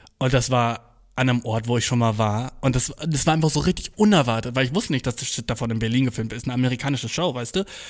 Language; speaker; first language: German; early bilingual, other home language; Turkish